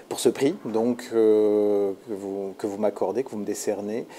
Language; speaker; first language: French; native; French